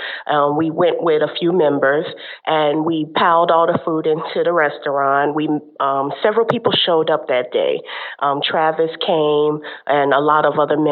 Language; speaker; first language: English; native; English